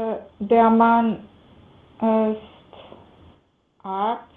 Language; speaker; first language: German; non-native, learner; Macedonian